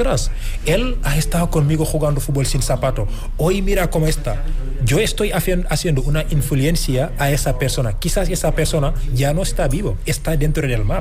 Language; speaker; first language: Spanish; non-native, fluent; Wolof